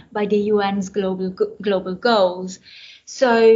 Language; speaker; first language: English; non-native, fluent; Italian